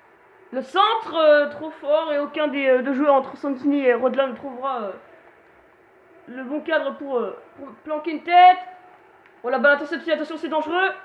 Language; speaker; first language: French; native; French